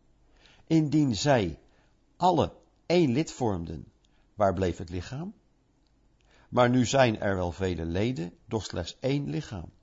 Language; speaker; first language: Dutch; native; Dutch